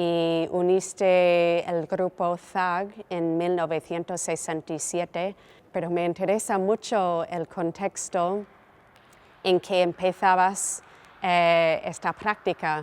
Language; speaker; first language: Spanish; non-native, fluent; English